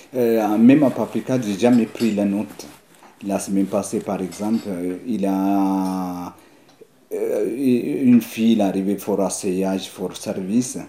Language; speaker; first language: French; non-native, learner; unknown